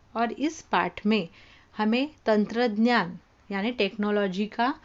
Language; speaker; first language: Hindi; non-native, local second language; Marathi